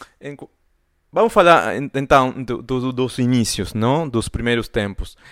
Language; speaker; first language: Portuguese; non-native, fluent; Spanish